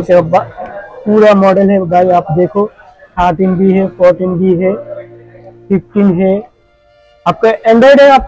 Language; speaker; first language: Hindi; non-native, learner; Bangla